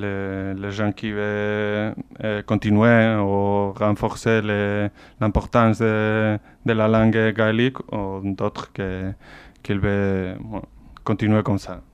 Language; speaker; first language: French; non-native, fluent; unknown